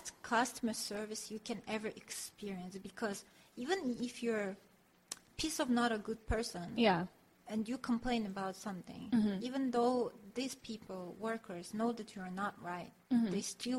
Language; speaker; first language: English; non-native, fluent; Russian